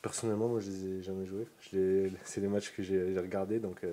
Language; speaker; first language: French; native; French